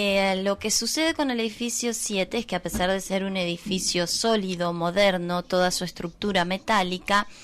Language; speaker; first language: Spanish; native; Spanish